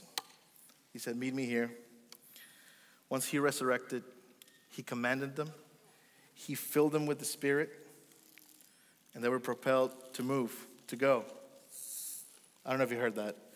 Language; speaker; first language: English; early bilingual, other home language; Spanish